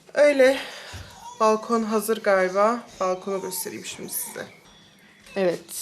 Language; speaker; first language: Turkish; early bilingual, heritage; Turkish